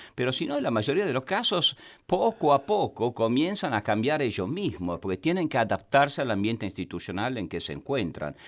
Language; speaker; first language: Spanish; non-native, fluent; Italian